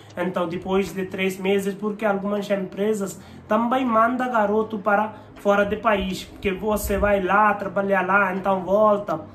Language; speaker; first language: Portuguese; non-native, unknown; Hindi